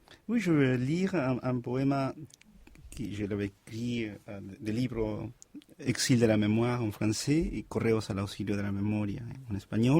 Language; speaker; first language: French; non-native, fluent; Spanish